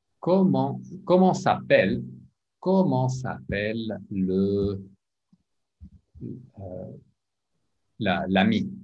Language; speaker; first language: French; non-native, learner; English